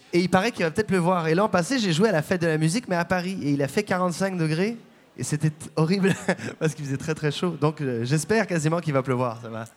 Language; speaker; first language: French; native; French